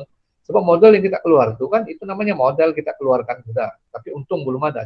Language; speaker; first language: Indonesian; non-native, local second language; Malay